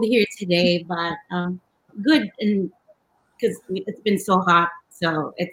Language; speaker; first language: English; non-native, local second language; Filipino